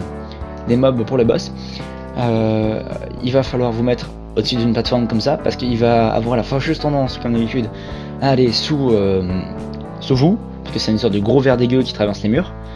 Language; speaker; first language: French; native; French